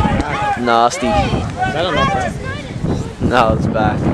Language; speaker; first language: English; native; English